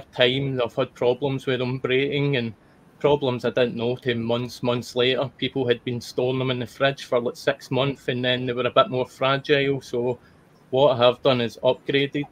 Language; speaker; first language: English; native; English